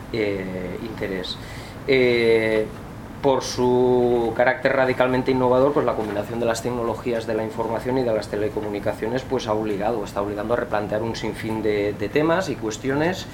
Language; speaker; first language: Spanish; native; Spanish